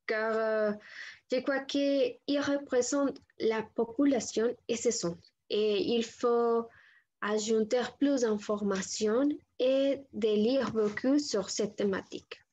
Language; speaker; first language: French; non-native, learner; Spanish